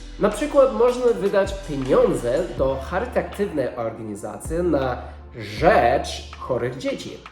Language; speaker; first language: Polish; non-native, fluent; English